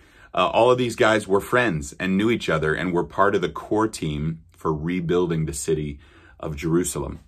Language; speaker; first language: English; native; English